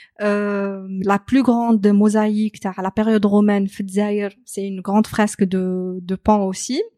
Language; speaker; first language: French; non-native, local second language; Arabic